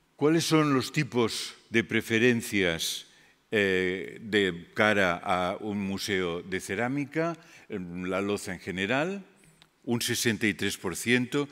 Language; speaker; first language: Spanish; non-native, local second language; Catalan